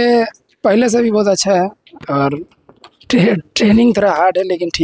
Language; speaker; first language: Hindi; non-native, local second language; Bangla